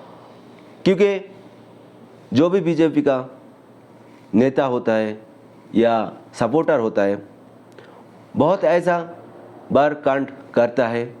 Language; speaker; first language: Hindi; non-native, local second language; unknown